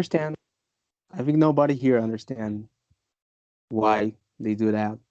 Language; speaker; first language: English; non-native, fluent; Portuguese